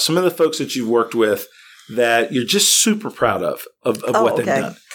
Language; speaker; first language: English; native; English